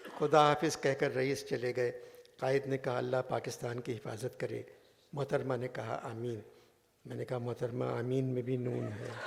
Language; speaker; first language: Urdu; native; Urdu